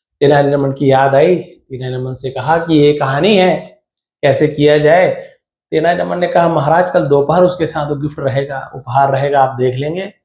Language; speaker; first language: Hindi; native; Hindi